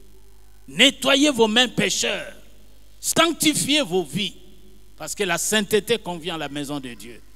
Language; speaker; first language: French; non-native, local second language; Lingala